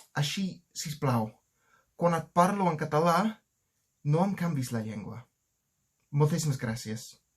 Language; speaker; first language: Catalan; non-native, learner; English